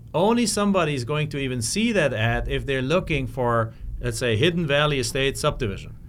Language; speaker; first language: English; non-native, fluent; German